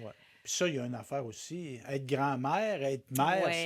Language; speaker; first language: French; native; French